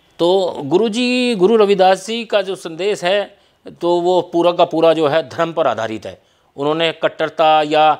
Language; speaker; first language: Hindi; native; Hindi